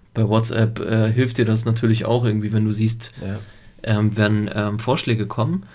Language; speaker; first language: German; early bilingual, other home language; Italian